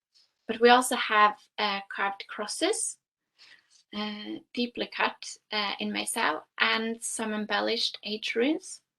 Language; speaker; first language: English; non-native, fluent; Norwegian